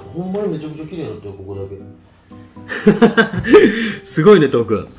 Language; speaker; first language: Japanese; native; Japanese